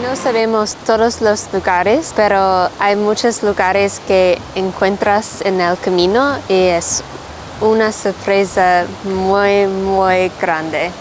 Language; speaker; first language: Spanish; non-native, learner; English